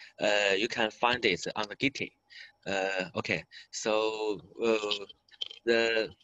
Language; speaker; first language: English; non-native, learner; Chinese